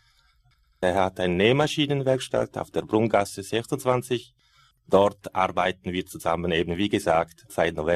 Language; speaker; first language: German; non-native, fluent; Italian